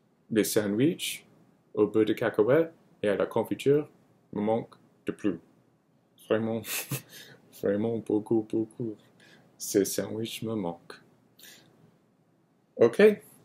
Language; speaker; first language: French; non-native, fluent; English